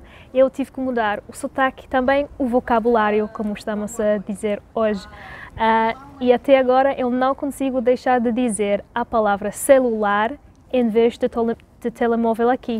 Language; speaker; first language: Portuguese; non-native, fluent; English